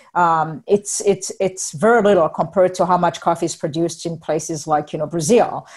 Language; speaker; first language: English; non-native, fluent; Rundi